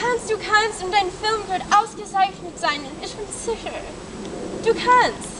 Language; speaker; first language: German; non-native, learner; English